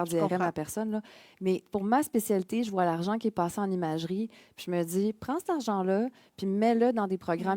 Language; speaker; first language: French; native; French